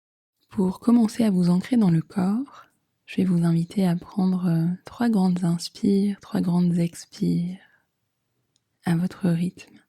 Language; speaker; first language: French; native; French